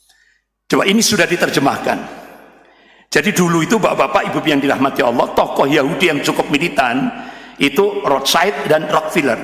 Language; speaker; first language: Indonesian; non-native, local second language; Javanese